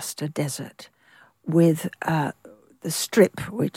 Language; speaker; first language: English; native; English